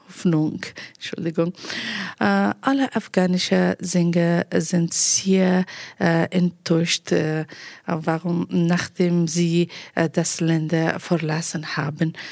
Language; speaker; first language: German; non-native, learner; Persian